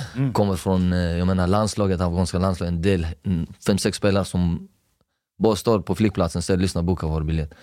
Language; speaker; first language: Swedish; non-native, fluent; Persian